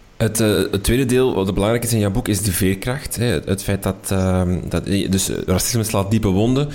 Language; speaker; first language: Dutch; native; Dutch